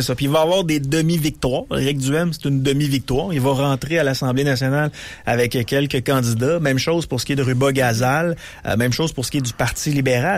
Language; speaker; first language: French; native; French